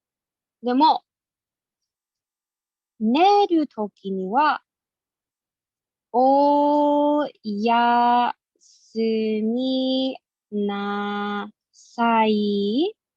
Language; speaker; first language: Japanese; non-native, learner; English